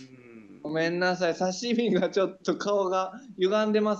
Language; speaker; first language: Japanese; native; Japanese